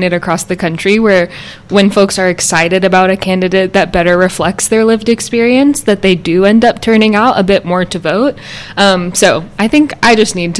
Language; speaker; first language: English; native; English